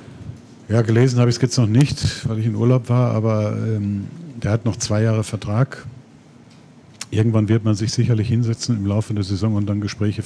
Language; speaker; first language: German; native; German